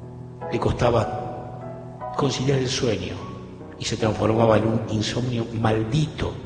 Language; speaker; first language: Spanish; native; Spanish